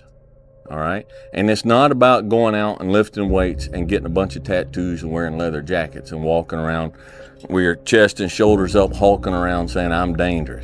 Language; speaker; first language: English; native; English